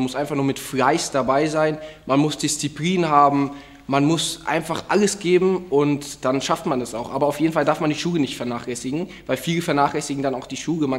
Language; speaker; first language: German; native; German